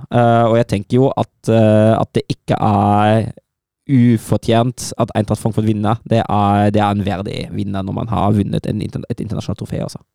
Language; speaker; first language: Norwegian; non-native, fluent; German